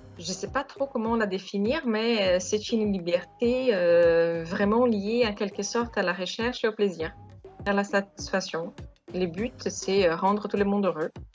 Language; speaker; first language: French; non-native, fluent; Portuguese